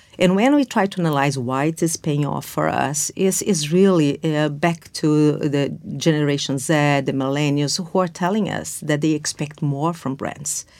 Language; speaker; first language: English; non-native, fluent; Portuguese